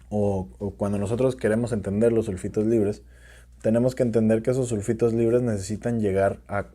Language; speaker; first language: Spanish; native; Spanish